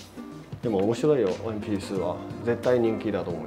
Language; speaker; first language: Japanese; non-native, fluent; Chinese